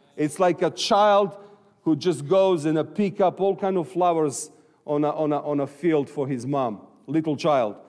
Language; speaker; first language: English; non-native, fluent; Serbian